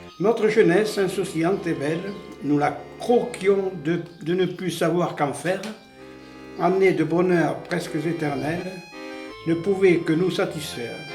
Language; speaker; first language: French; native; French